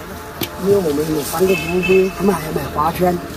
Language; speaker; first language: Chinese; native; Chinese